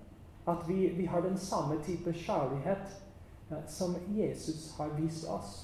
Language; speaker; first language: Norwegian; non-native, fluent; English